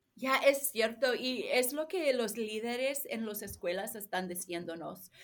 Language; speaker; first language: Spanish; non-native, learner; English